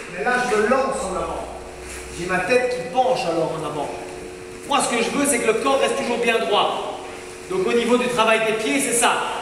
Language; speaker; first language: French; native; French